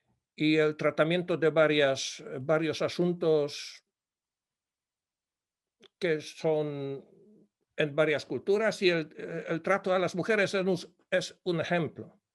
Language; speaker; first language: Spanish; non-native, fluent; Polish